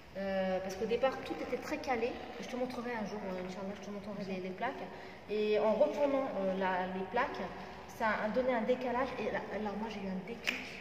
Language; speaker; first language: French; non-native, local second language; Arabic